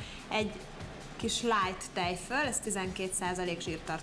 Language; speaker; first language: Hungarian; native; Hungarian